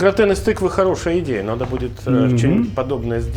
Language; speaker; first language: Russian; native; Russian